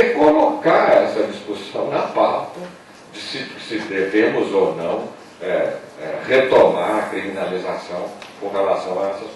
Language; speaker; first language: Portuguese; native; Portuguese